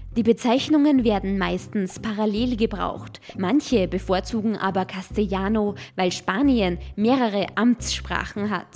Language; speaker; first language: German; native; German